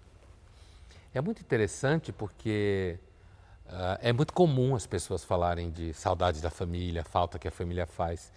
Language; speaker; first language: Portuguese; native; Portuguese